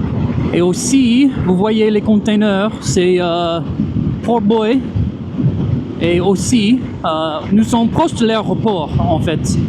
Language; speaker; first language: French; non-native, fluent; English